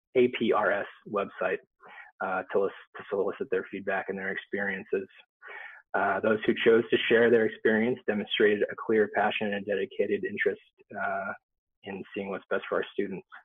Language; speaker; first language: English; native; English